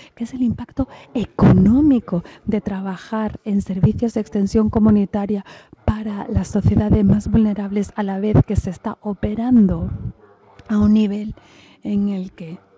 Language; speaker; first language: Spanish; non-native, fluent; English